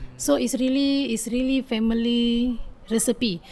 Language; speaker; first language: English; non-native, learner; Indonesian